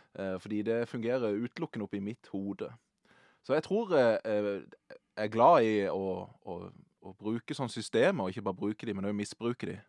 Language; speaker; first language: Norwegian; native; Norwegian